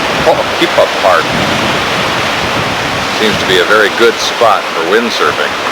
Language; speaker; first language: English; native; English